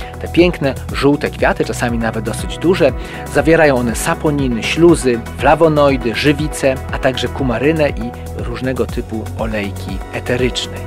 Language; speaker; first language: Polish; native; Polish